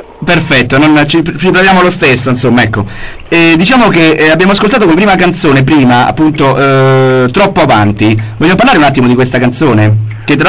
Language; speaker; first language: Italian; native; Italian